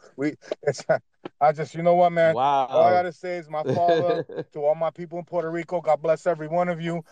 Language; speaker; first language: Spanish; early bilingual, heritage; Spanish